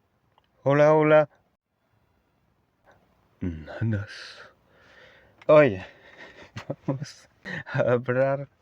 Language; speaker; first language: Spanish; non-native, learner; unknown